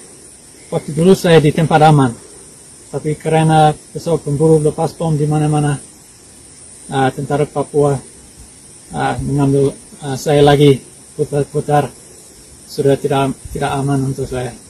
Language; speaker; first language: Indonesian; non-native, learner; English